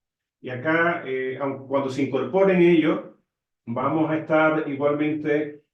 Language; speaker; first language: Spanish; native; Spanish